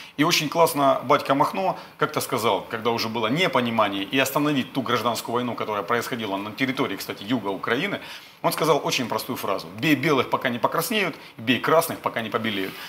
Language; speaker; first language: Russian; native; Russian